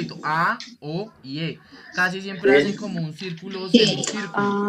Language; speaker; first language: Spanish; native; Spanish